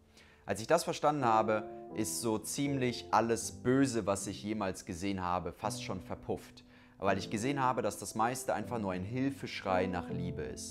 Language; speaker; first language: German; native; German